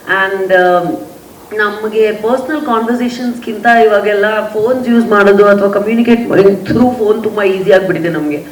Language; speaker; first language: Kannada; non-native, local second language; Hindi